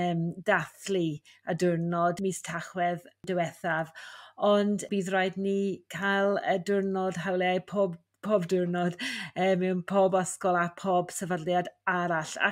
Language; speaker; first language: Welsh; non-native, fluent; English